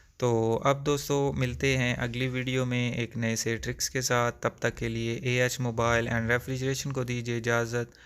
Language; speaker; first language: Urdu; native; Urdu